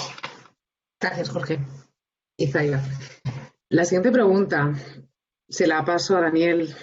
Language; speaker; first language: Spanish; native; Spanish